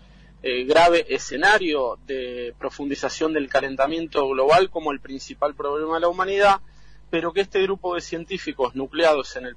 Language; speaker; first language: Spanish; native; Spanish